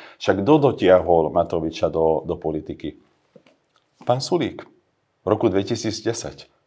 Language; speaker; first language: Slovak; non-native, local second language; Hungarian